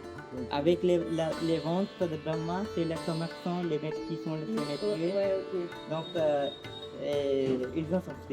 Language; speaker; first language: French; non-native, learner; Hindi